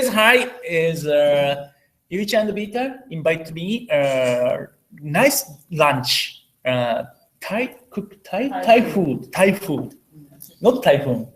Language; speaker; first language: English; non-native, learner; Japanese